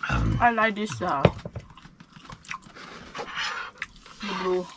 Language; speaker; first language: English; non-native, learner; Thai